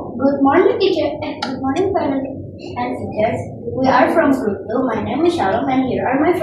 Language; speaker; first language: English; non-native, learner; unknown